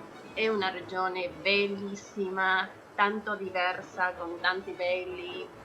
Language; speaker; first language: Italian; non-native, learner; Spanish